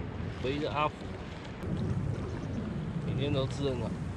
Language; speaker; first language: Chinese; native; Chinese